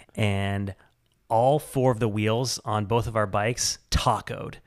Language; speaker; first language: English; native; English